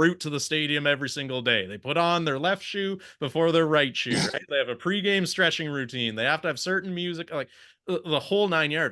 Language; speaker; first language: English; native; English